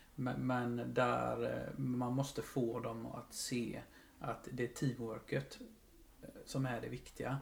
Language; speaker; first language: Swedish; native; Swedish